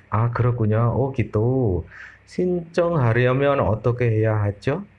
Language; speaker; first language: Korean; non-native, fluent; Indonesian